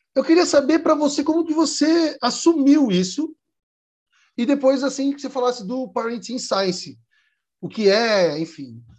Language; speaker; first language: Portuguese; native; Portuguese